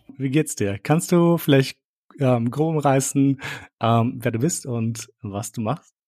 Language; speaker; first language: German; early bilingual, other home language; Albanian